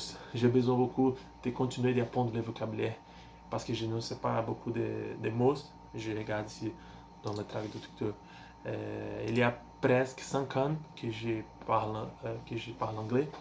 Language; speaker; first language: French; non-native, learner; Portuguese